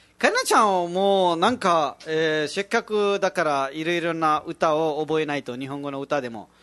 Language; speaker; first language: Japanese; non-native, fluent; Nepali